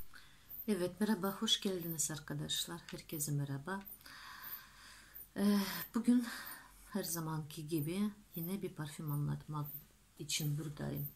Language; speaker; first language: Turkish; non-native, fluent; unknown